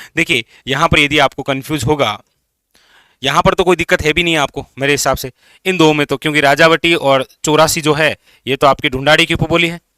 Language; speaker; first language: Hindi; native; Hindi